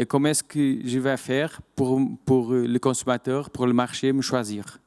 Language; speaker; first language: French; non-native, fluent; Portuguese